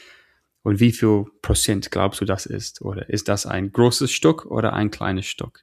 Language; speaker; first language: German; non-native, fluent; English